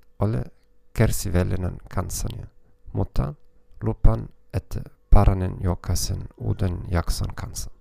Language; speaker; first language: Finnish; non-native, learner; German